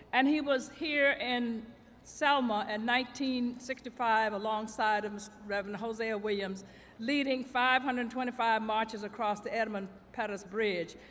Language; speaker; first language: English; native; English